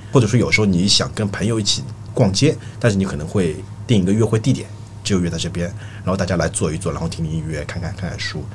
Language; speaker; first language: Chinese; native; Chinese